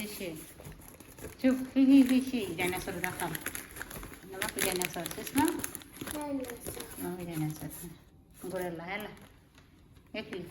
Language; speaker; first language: Arabic; non-native, learner; Bangla